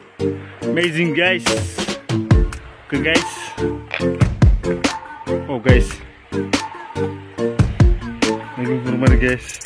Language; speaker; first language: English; non-native, learner; Indonesian